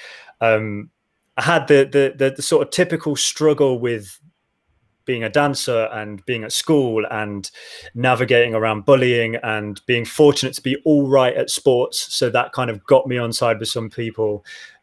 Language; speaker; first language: English; native; English